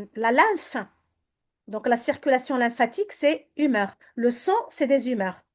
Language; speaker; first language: French; non-native, local second language; Arabic